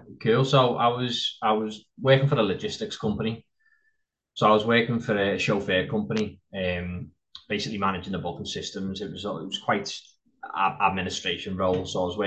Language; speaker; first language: English; native; English